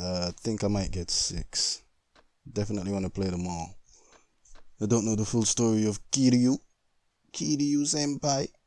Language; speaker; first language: English; native; English